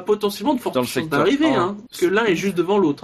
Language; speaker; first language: French; native; French